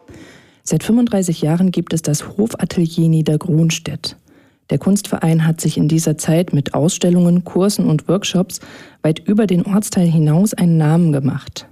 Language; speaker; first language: German; native; German